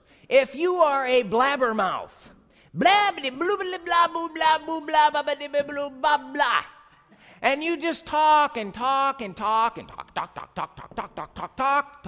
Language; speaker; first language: English; native; English